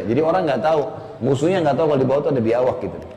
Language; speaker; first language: Indonesian; native; Indonesian